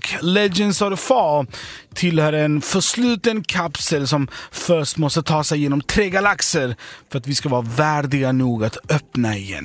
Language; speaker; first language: Swedish; native; Swedish